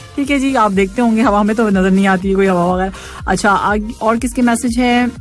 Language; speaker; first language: Urdu; native; Urdu